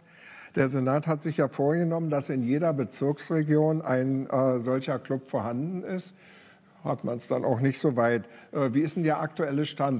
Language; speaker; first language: German; native; German